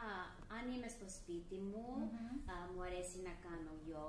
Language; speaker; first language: Greek; early bilingual, heritage; English